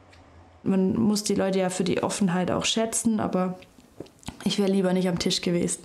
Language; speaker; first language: German; native; German